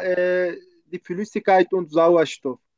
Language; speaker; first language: German; non-native, learner; Turkish